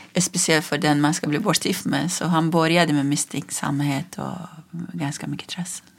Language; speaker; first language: Swedish; non-native, fluent; Persian